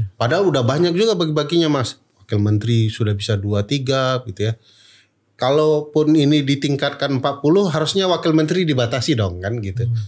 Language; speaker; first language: Indonesian; non-native, local second language; Minangkabau